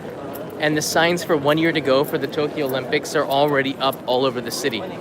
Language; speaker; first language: English; native; English